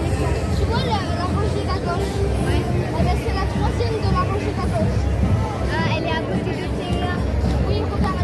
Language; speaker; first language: French; native; French